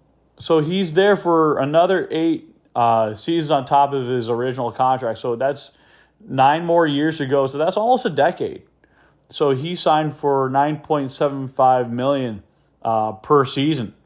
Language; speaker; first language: English; native; English